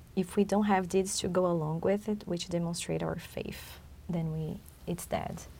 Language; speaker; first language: English; non-native, fluent; Chinese